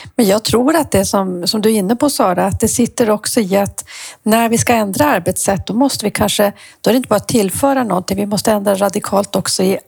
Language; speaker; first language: Swedish; native; Swedish